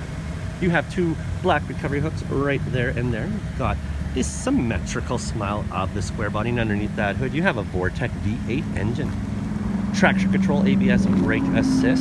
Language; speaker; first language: English; native; English